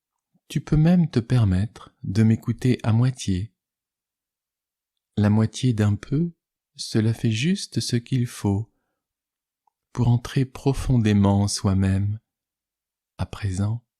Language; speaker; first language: French; native; French